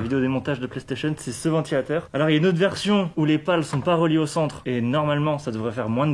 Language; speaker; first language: French; native; French